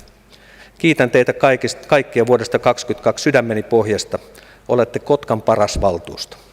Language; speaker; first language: Finnish; native; Finnish